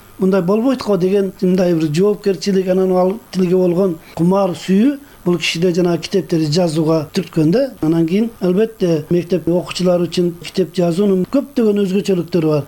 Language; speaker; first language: Kyrgyz; native; Kyrgyz